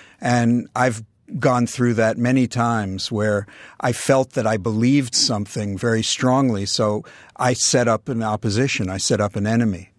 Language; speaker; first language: English; native; English